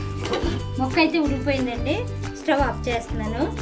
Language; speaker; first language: Telugu; native; Telugu